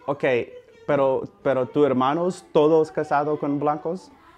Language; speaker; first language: Spanish; non-native, learner; English